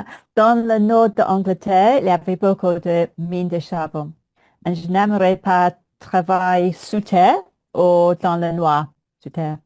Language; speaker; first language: French; non-native, learner; English